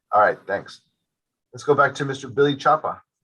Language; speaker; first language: English; native; English